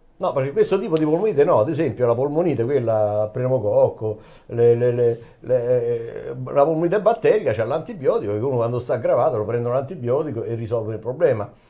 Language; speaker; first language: Italian; native; Italian